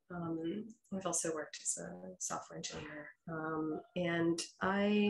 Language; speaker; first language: English; native; English